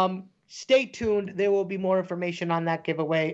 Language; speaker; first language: English; native; English